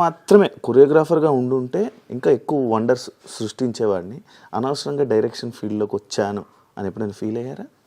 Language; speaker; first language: Telugu; native; Telugu